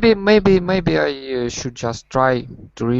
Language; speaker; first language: English; non-native, learner; Russian